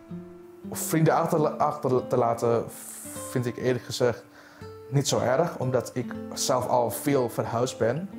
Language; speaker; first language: Dutch; non-native, fluent; Indonesian